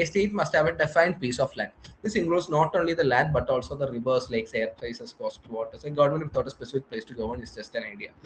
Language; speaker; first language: English; non-native, local second language; Malayalam